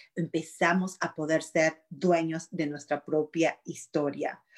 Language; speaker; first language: Spanish; native; Spanish